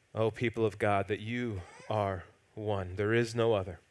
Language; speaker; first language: English; native; English